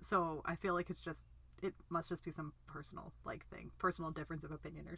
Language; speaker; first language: English; native; English